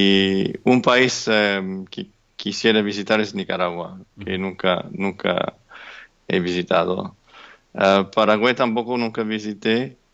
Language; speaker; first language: Spanish; non-native, fluent; English